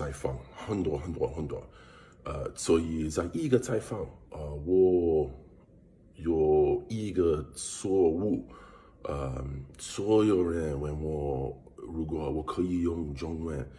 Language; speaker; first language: Chinese; non-native, learner; English